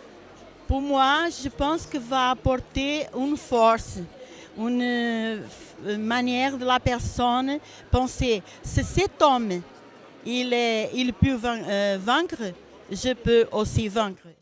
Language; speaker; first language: French; non-native, learner; Portuguese